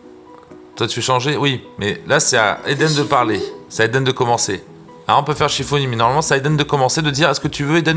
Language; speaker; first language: French; native; French